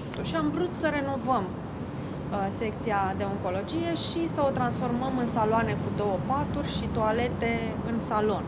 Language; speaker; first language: Romanian; native; Romanian